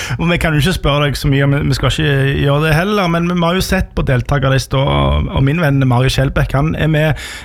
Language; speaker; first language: Norwegian; native; Norwegian